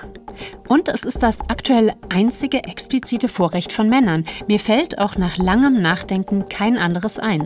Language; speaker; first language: German; native; German